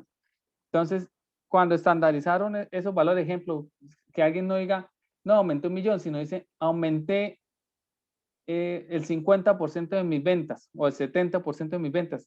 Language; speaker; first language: Spanish; native; Spanish